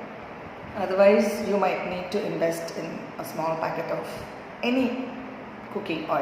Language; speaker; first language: English; non-native, local second language; Tamil